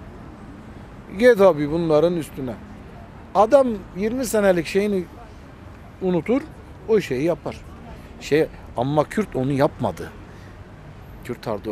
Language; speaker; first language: Turkish; non-native, fluent; Armenian